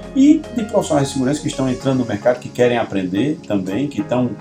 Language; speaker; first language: Portuguese; native; Portuguese